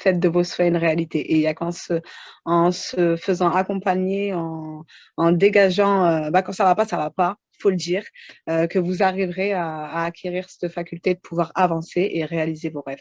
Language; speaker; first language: French; native; French